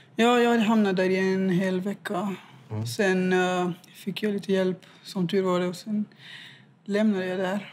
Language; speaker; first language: Swedish; non-native, fluent; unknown